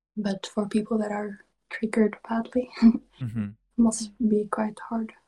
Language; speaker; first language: English; non-native, fluent; Swedish